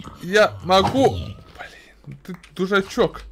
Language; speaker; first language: Russian; native; Russian